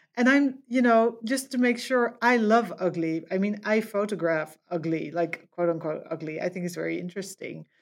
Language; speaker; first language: English; non-native, fluent; Dutch